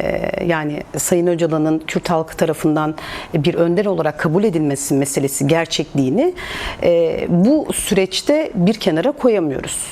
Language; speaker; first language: Turkish; native; Turkish